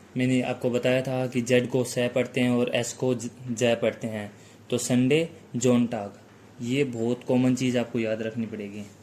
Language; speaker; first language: Hindi; native; Hindi